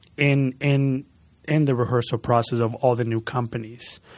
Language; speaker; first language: English; early bilingual, other home language; Spanish